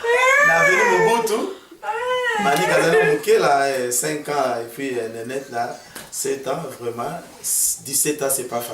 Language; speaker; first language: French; non-native, local second language; Lingala